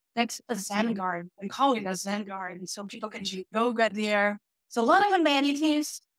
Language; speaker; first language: English; non-native, fluent; Portuguese